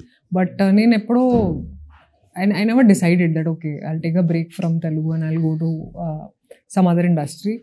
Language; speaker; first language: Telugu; non-native, local second language; Hindi